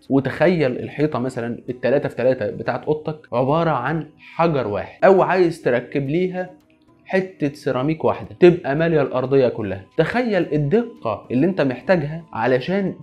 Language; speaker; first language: Arabic; native; Arabic